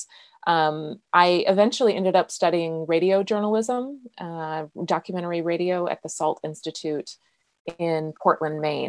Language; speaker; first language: English; native; English